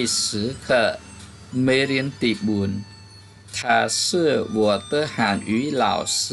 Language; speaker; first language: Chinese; non-native, fluent; Khmer